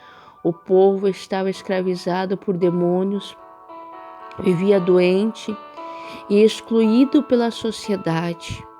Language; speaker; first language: Portuguese; native; Portuguese